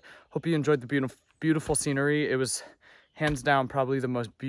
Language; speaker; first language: English; native; English